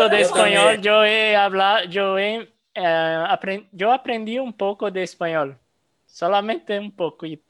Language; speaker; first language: Spanish; non-native, learner; Portuguese